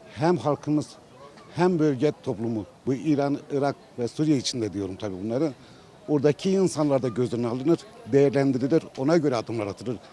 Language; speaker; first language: Turkish; non-native, local second language; Kurdish